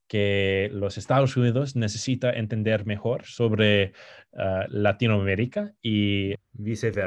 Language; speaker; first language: Spanish; non-native, fluent; English